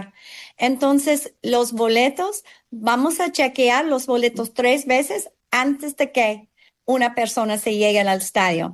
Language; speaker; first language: Spanish; non-native, fluent; English